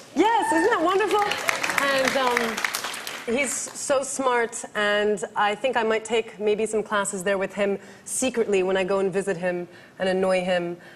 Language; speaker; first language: English; native; English